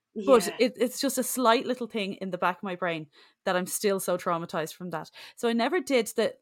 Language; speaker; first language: English; native; English